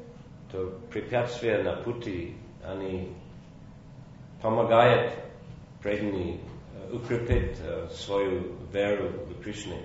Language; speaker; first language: Russian; non-native, fluent; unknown